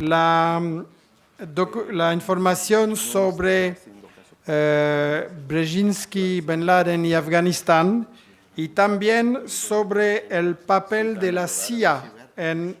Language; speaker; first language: Spanish; non-native, fluent; French